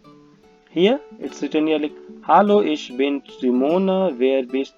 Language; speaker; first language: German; non-native, learner; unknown